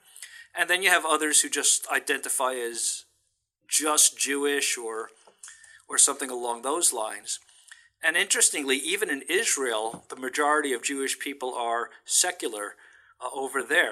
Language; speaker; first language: English; native; English